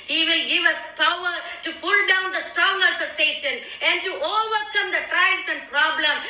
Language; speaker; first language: English; non-native, local second language; Malayalam